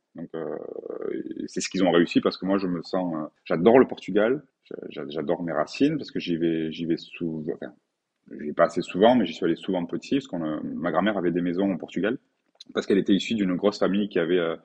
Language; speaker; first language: French; native; French